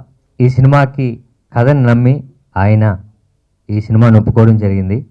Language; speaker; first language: Telugu; native; Telugu